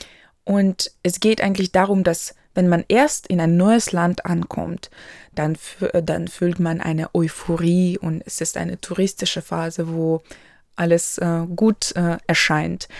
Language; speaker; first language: German; non-native, local second language; Ukrainian